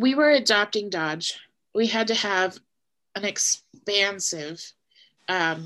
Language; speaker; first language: English; native; English